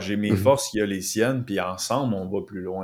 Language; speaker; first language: French; native; French